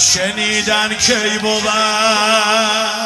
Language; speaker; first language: Persian; native; Persian